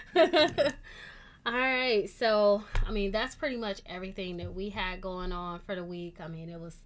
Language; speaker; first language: English; native; English